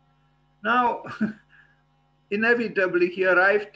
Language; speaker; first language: English; non-native, fluent; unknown